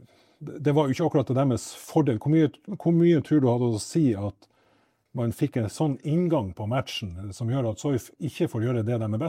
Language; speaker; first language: Norwegian; native; Norwegian